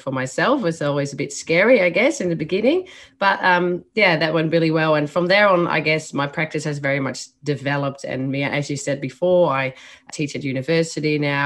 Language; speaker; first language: English; non-native, fluent; Dutch